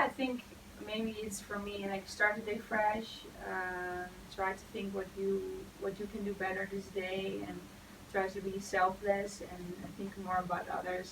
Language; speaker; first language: English; non-native, fluent; Dutch